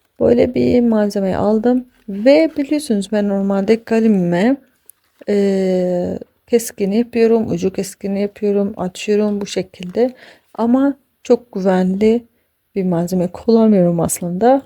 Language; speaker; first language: Turkish; non-native, fluent; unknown